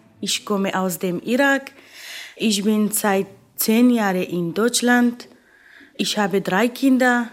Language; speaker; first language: German; non-native, learner; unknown